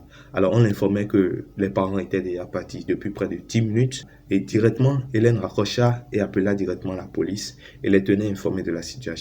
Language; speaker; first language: French; native; French